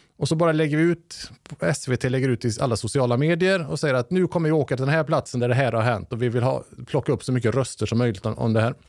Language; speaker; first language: Swedish; native; Swedish